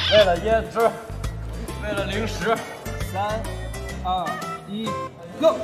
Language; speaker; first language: Chinese; native; Chinese